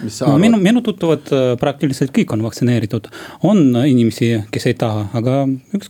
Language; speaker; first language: Estonian; non-native, local second language; Russian